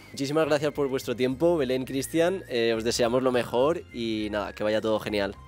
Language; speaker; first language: Spanish; native; Spanish